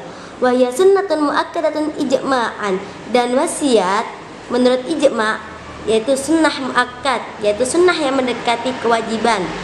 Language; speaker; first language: Indonesian; native; Indonesian